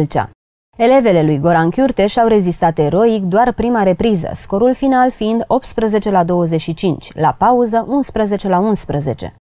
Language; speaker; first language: Romanian; native; Romanian